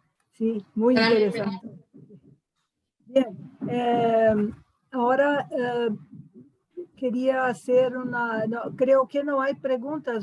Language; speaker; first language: Spanish; non-native, fluent; Portuguese